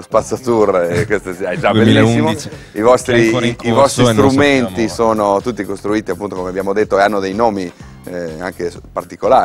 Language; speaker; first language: Italian; native; Italian